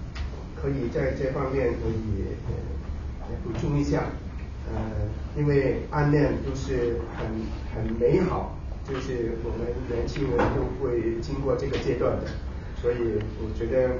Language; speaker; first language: Chinese; non-native, local second language; Cantonese